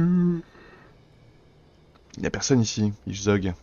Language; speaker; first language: French; native; French